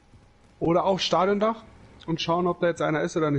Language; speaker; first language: German; native; German